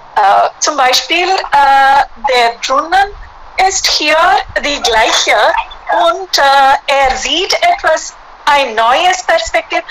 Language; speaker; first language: German; non-native, learner; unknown